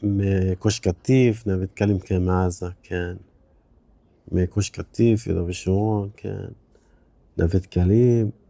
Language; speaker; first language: Hebrew; non-native, local second language; Arabic